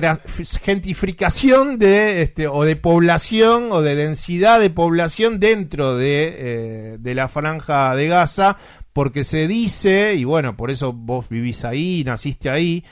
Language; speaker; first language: Spanish; native; Spanish